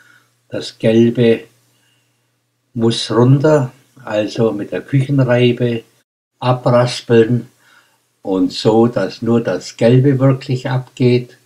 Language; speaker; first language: German; native; German